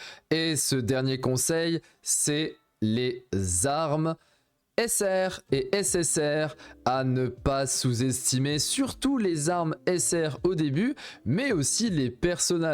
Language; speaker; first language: French; native; French